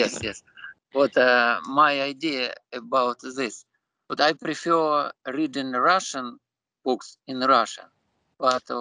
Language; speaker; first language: English; non-native, learner; Russian